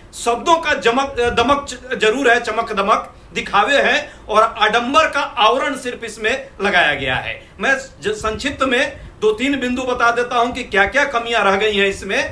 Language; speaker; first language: Hindi; native; Hindi